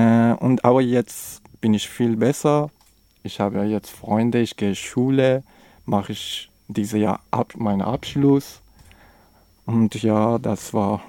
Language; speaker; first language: German; non-native, learner; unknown